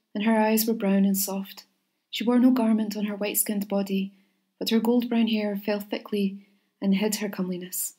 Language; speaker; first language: English; native; English